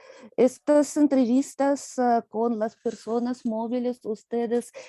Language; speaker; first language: Spanish; non-native, learner; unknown